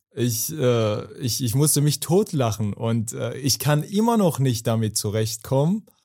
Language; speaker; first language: German; non-native, fluent; Persian